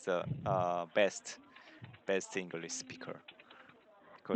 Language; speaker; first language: English; non-native, learner; Korean